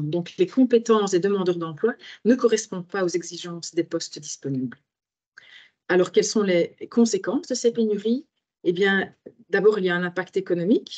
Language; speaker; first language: French; native; French